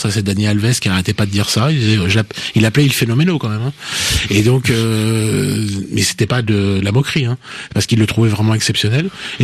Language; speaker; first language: French; native; French